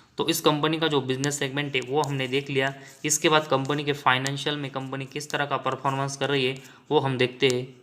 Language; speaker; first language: Hindi; non-native, local second language; Marathi